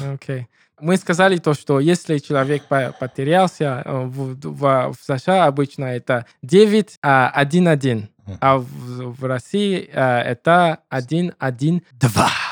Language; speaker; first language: Russian; non-native, learner; English